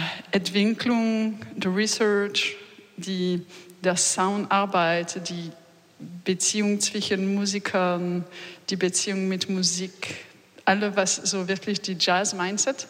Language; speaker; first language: German; non-native, learner; French